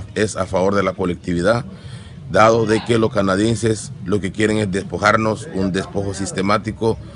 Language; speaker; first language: Spanish; native; Spanish